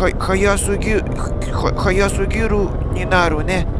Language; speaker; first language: Japanese; non-native, learner; Russian